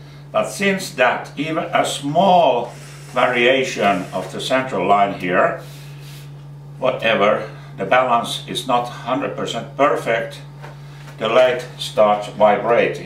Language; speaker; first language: English; non-native, fluent; Finnish